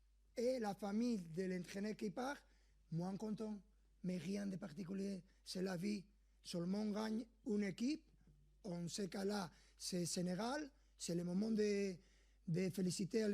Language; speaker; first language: French; non-native, fluent; Spanish